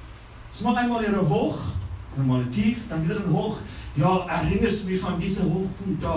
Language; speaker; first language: German; non-native, fluent; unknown